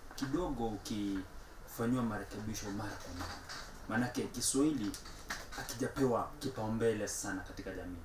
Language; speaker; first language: Swahili; non-native, local second language; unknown